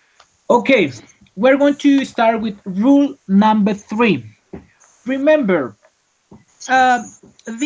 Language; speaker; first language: English; non-native, learner; Spanish